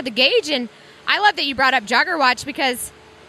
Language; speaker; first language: English; native; English